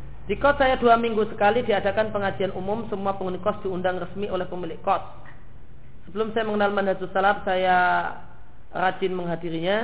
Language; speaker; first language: Indonesian; native; Indonesian